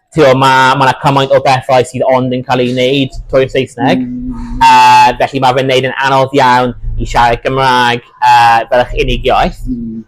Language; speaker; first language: Welsh; non-native, local second language; English